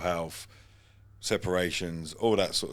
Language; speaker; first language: English; native; English